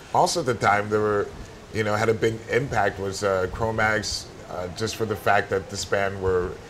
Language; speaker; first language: English; native; English